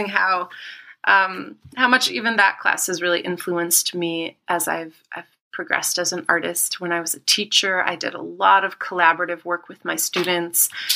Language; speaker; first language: English; native; English